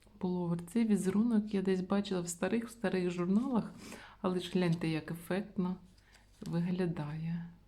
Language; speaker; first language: Ukrainian; non-native, local second language; Russian